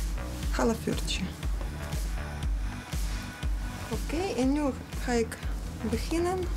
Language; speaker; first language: Dutch; non-native, fluent; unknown